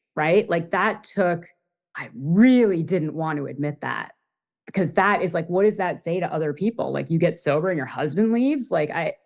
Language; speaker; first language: English; native; English